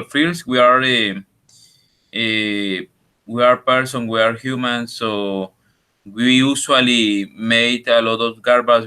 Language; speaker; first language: English; non-native, learner; Spanish